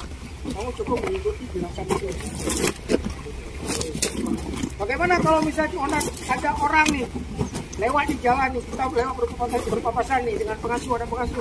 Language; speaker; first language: Indonesian; native; Indonesian